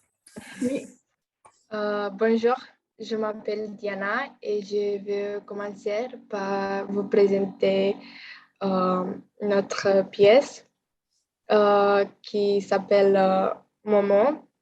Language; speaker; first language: French; non-native, fluent; Romanian